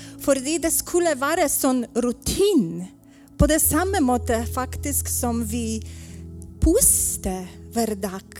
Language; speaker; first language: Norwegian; non-native, learner; Polish